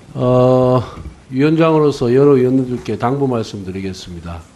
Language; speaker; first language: Korean; native; Korean